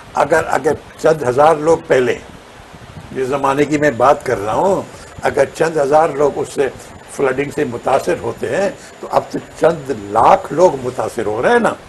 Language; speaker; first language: Urdu; non-native, local second language; Sindhi